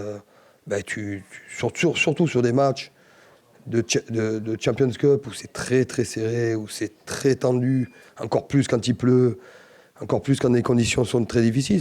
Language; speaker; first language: French; native; French